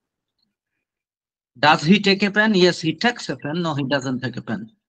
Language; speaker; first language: English; non-native, fluent; Bangla